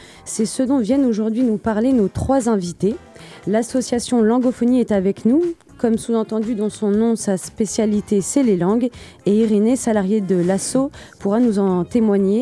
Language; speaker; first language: French; native; French